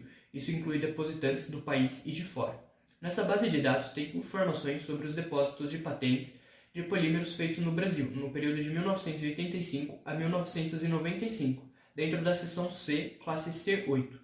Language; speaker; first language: Portuguese; native; Portuguese